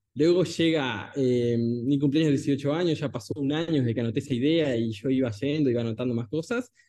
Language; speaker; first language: Spanish; native; Spanish